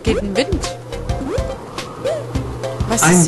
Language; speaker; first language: German; native; German